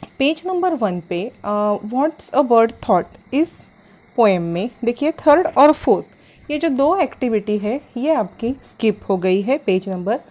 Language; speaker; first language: Hindi; non-native, local second language; Marathi